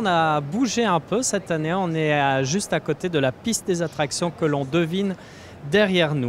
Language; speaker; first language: French; native; French